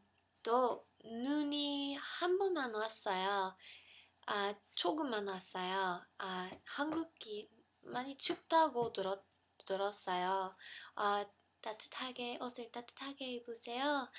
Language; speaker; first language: Korean; non-native, learner; English